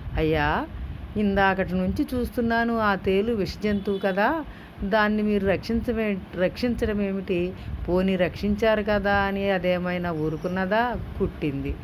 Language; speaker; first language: Telugu; native; Telugu